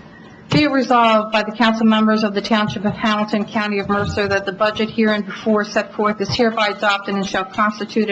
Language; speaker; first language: English; native; English